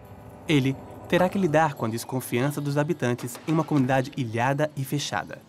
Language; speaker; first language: Portuguese; native; Portuguese